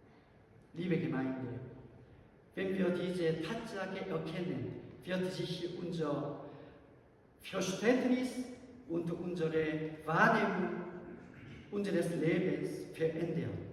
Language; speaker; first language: German; non-native, learner; Korean